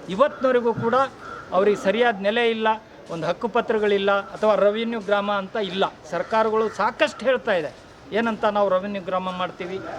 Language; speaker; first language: Kannada; non-native, local second language; Lambadi